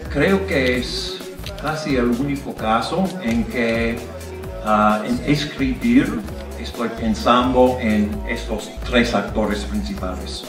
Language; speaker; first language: Spanish; non-native, fluent; English